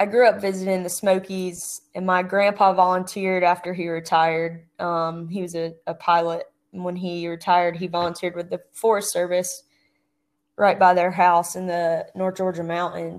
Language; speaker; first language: English; native; English